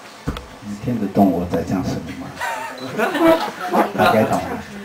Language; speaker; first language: Chinese; non-native, local second language; Tibetan